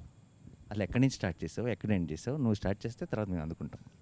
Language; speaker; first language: Telugu; native; Telugu